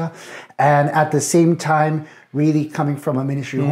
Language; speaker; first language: English; native; English